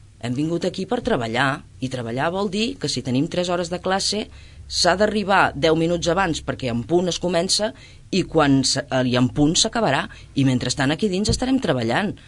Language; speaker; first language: Catalan; native; Catalan